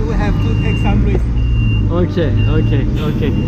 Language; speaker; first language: English; non-native, learner; Turkish